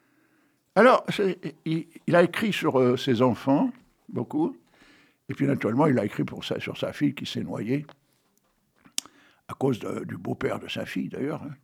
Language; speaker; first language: French; native; French